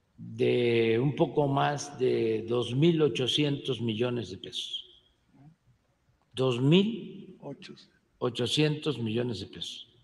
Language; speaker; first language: Spanish; native; Spanish